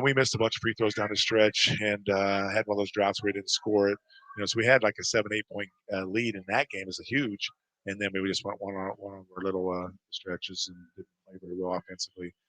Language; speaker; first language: English; native; English